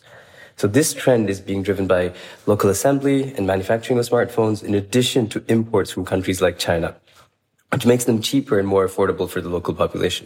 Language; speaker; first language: English; non-native, local second language; Bangla